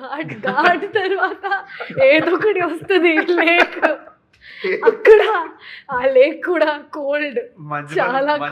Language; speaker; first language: Telugu; non-native, fluent; Hindi